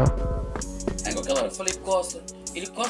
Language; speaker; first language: Portuguese; native; Portuguese